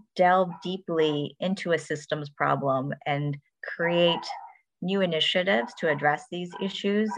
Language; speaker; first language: English; native; English